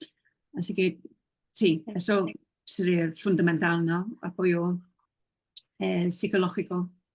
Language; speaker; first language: Spanish; non-native, fluent; English